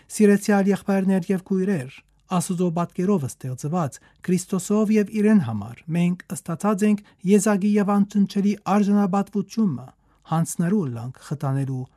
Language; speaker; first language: Armenian; native; Armenian